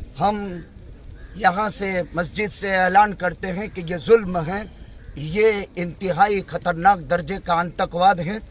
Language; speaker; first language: Hindi; non-native, local second language; Gujarati